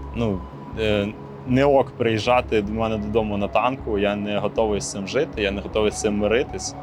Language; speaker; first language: Ukrainian; non-native, local second language; Russian